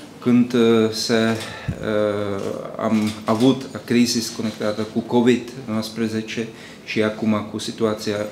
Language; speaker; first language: Romanian; non-native, learner; Czech